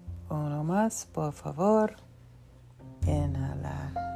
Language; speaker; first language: Spanish; non-native, learner; English